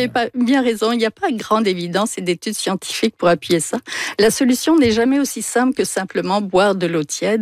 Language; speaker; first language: French; native; French